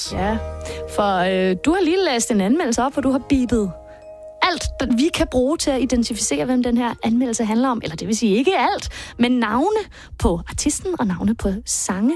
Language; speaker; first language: Danish; native; Danish